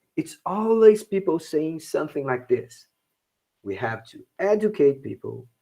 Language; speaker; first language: English; non-native, fluent; Portuguese